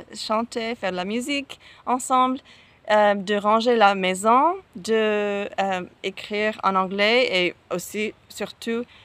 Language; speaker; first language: French; non-native, fluent; English